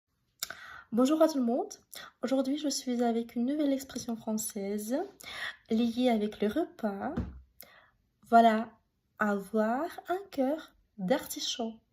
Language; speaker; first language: French; non-native, fluent; Russian